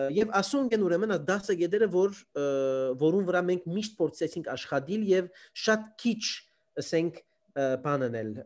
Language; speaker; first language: Armenian; early bilingual, heritage; Armenian